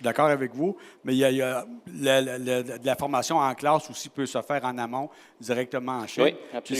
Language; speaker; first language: French; native; French